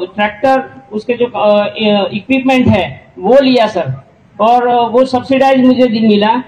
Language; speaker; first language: Hindi; non-native, local second language; Gujarati